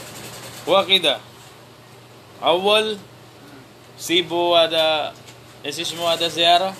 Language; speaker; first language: Arabic; non-native, learner; Filipino